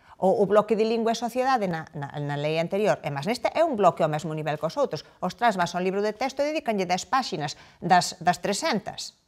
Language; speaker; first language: Galician; native; Galician